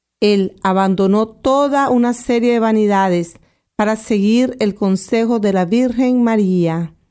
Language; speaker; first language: Spanish; native; Spanish